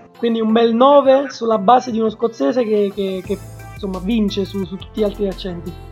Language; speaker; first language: Italian; native; Italian